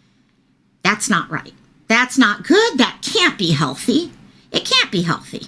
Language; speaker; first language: English; native; English